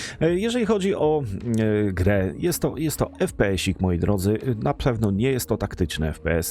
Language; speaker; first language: Polish; native; Polish